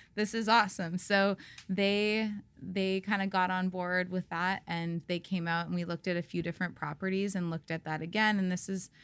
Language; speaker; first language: English; native; English